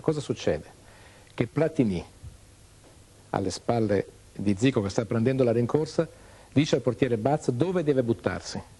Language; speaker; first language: Italian; native; Italian